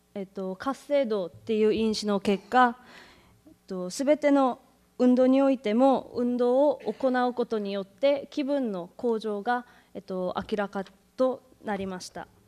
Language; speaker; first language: Japanese; non-native, fluent; Korean